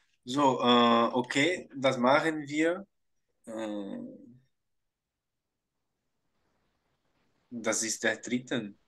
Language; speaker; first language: German; non-native, learner; Portuguese